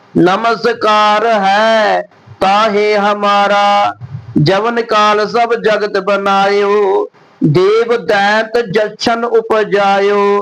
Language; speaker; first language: Hindi; non-native, local second language; Punjabi